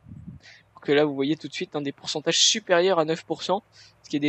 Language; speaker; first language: French; native; French